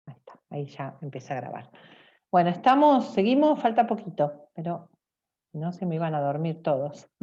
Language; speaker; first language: Spanish; native; Spanish